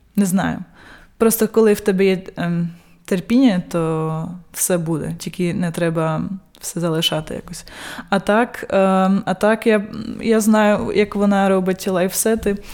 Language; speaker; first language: Ukrainian; early bilingual, heritage; Ukrainian